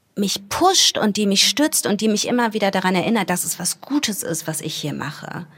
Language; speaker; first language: German; native; German